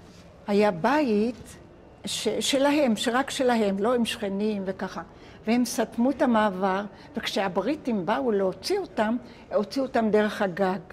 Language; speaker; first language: Hebrew; non-native, local second language; Ladino